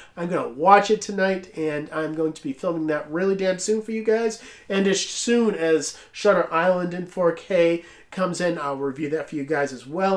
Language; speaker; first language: English; native; English